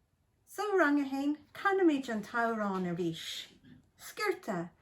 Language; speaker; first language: Irish; non-native, local second language; English